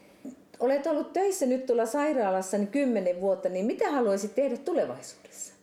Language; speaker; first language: Finnish; native; Finnish